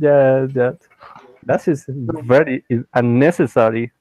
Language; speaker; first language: English; non-native, learner; Spanish